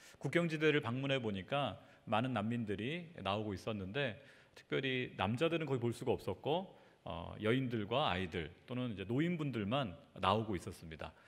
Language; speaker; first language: Korean; native; Korean